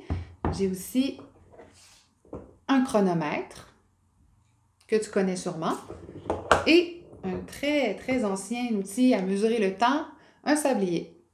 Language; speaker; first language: French; native; French